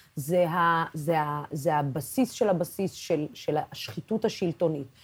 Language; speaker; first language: Hebrew; non-native, local second language; Arabic